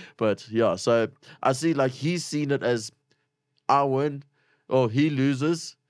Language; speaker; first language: English; native; English